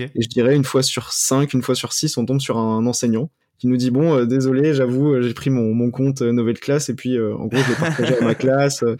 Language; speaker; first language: French; native; French